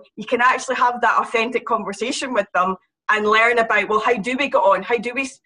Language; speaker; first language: English; native; English